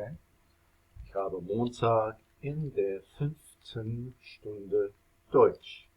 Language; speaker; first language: German; non-native, fluent; English